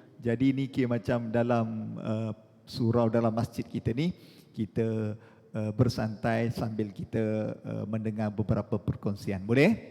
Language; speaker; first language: Malay; native; Malay